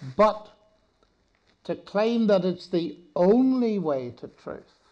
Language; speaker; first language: English; native; English